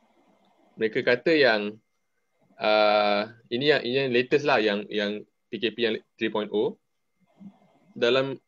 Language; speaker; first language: Malay; native; Malay